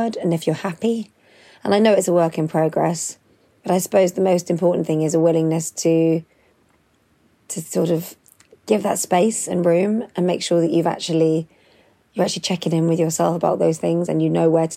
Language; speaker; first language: English; native; English